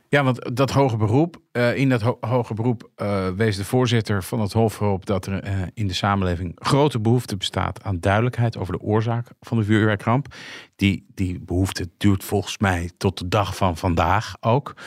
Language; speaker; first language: Dutch; native; Dutch